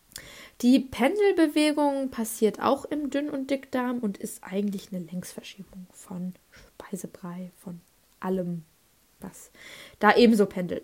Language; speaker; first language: German; native; German